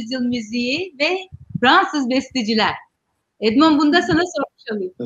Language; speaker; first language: Turkish; native; Turkish